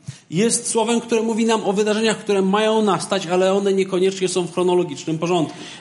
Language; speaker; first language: Polish; native; Polish